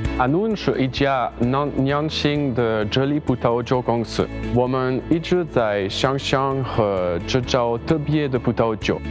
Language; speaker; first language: Chinese; non-native, learner; French